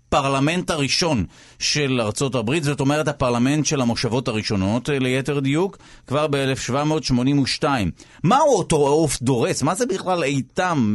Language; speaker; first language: Hebrew; native; Hebrew